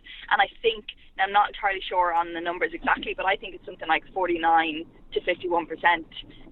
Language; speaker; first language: English; native; English